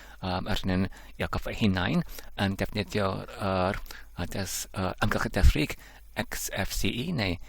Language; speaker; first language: Welsh; non-native, learner; English